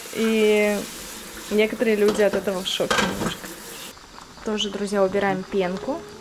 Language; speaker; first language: Russian; native; Russian